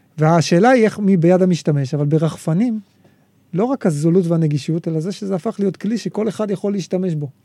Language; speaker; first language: Hebrew; native; Hebrew